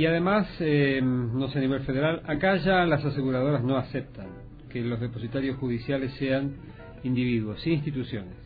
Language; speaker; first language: Spanish; native; Spanish